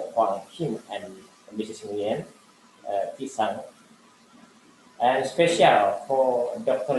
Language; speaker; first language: English; non-native, learner; Indonesian